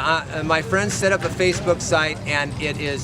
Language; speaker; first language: English; native; English